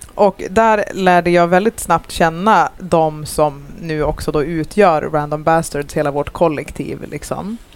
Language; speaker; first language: Swedish; native; Swedish